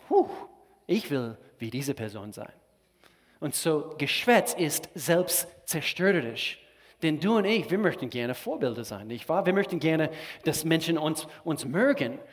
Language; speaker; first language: German; non-native, fluent; English